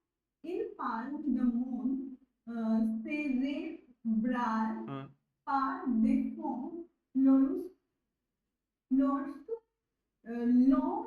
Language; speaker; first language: French; non-native, learner; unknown